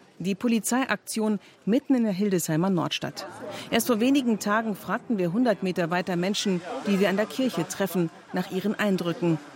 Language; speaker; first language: German; native; German